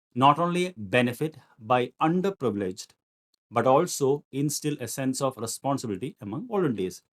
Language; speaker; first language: English; non-native, local second language; Malayalam